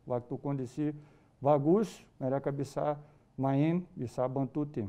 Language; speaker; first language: Indonesian; non-native, fluent; Portuguese